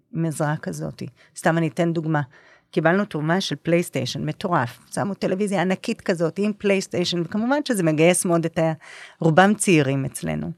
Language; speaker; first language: Hebrew; native; Hebrew